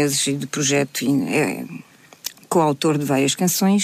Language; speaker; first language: Portuguese; native; Portuguese